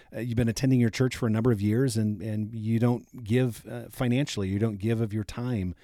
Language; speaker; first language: English; native; English